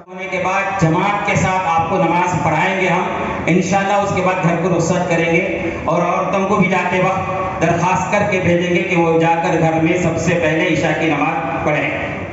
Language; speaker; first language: Urdu; native; Urdu